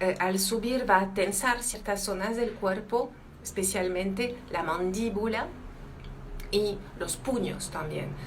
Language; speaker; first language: Spanish; non-native, fluent; French